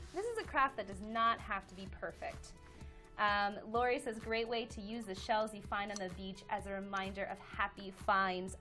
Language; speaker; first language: English; native; English